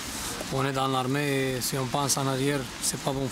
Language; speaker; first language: French; non-native, learner; Romanian